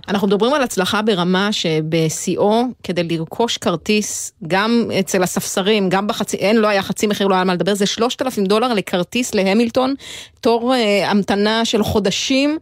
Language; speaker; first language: Hebrew; native; Hebrew